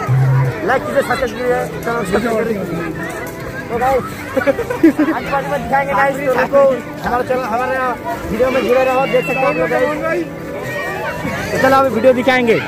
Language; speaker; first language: Hindi; non-native, local second language; Bangla